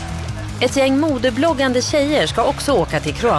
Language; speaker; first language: Swedish; native; Swedish